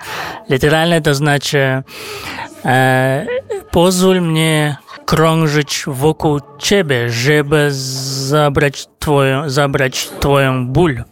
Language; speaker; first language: Polish; non-native, fluent; Kazakh